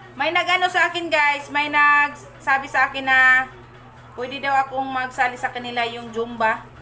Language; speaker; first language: Filipino; non-native, local second language; Cebuano